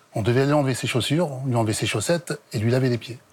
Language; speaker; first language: French; native; French